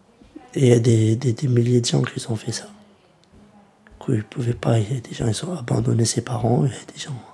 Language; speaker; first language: French; early bilingual, other home language; Kurdish